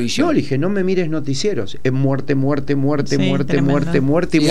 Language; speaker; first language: Spanish; native; Spanish